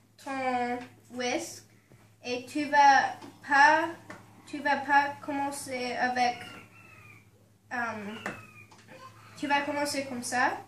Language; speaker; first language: French; non-native, learner; English